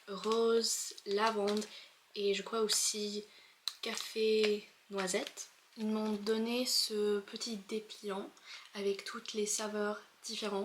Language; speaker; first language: French; non-native, fluent; English